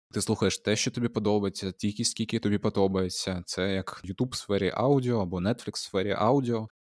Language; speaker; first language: Ukrainian; non-native, local second language; Russian